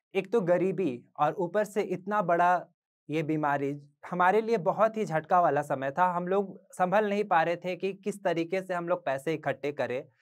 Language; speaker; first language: Hindi; native; Hindi